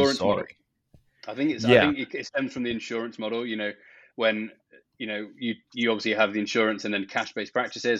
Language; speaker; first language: English; native; English